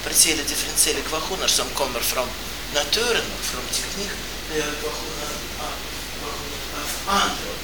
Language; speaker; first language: Swedish; non-native, fluent; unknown